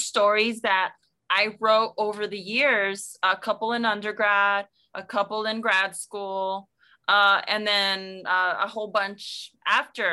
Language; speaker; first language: English; native; English